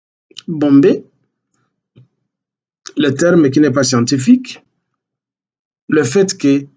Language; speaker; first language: French; non-native, local second language; Lingala